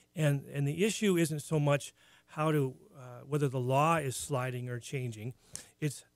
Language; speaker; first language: English; native; English